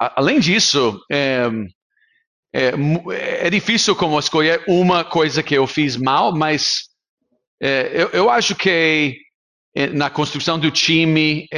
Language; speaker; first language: Portuguese; non-native, fluent; English